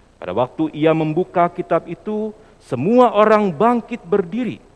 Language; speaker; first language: Indonesian; native; Indonesian